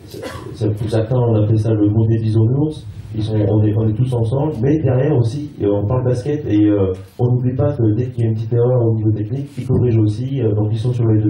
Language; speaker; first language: French; native; French